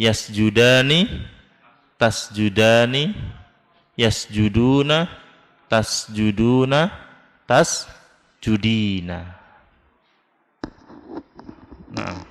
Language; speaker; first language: Arabic; non-native, fluent; Indonesian